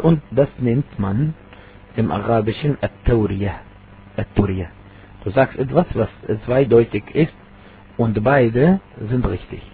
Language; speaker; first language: German; non-native, fluent; Arabic